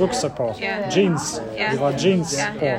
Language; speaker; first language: Danish; non-native, learner; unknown